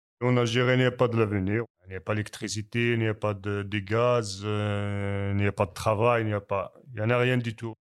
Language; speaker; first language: French; non-native, learner; Kabyle